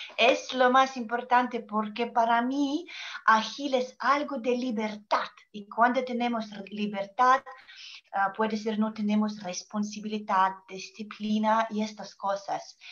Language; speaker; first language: Spanish; non-native, learner; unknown